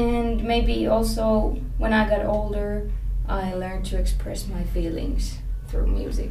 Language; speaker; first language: English; non-native, fluent; Finnish